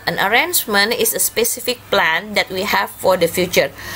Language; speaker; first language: English; non-native, learner; Indonesian